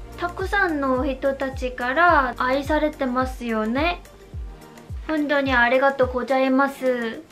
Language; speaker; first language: Japanese; non-native, learner; Korean